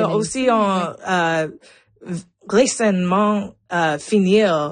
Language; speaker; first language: French; non-native, local second language; English